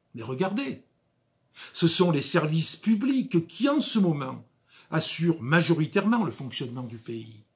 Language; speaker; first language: French; native; French